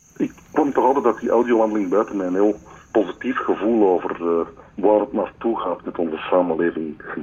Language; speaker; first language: Dutch; native; Dutch